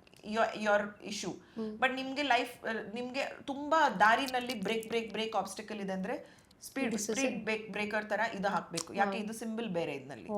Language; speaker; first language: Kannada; non-native, local second language; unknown